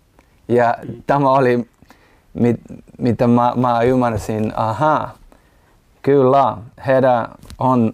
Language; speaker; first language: Finnish; non-native, learner; Portuguese